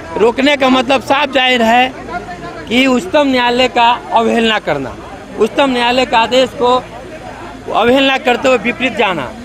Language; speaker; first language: Hindi; native; Hindi